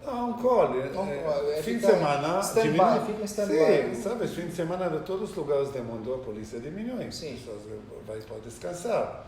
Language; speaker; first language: Portuguese; non-native, learner; Hebrew